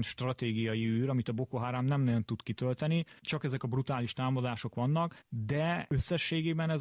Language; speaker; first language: Hungarian; native; Hungarian